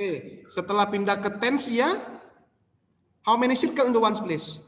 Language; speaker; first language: English; non-native, local second language; Indonesian